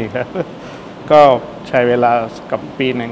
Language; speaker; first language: Thai; non-native, fluent; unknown